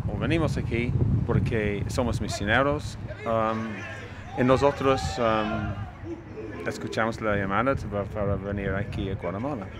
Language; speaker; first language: Spanish; non-native, learner; English